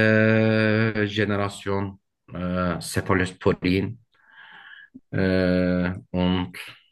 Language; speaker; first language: German; non-native, learner; Turkish